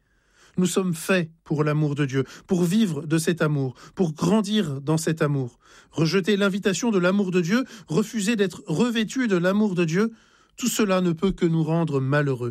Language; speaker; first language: French; native; French